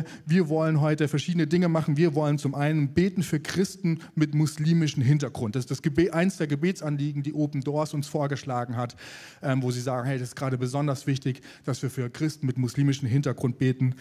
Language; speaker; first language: German; native; German